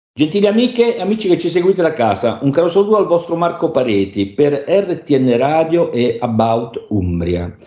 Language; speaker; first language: Italian; native; Italian